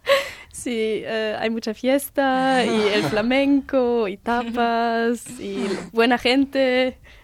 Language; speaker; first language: Spanish; non-native, learner; German